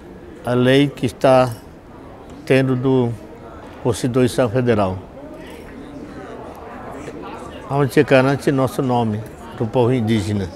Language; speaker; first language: Portuguese; non-native, local second language; Yanomámi